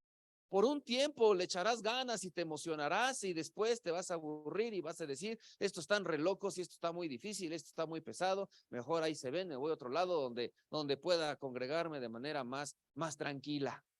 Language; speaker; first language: Spanish; native; Spanish